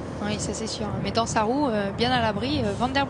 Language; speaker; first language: French; native; French